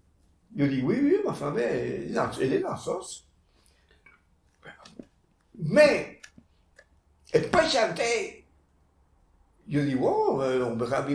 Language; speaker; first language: French; non-native, fluent; Spanish